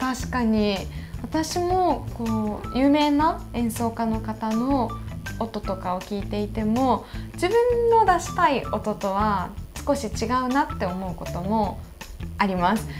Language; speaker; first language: Japanese; native; Japanese